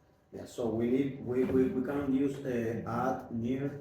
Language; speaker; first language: English; non-native, learner; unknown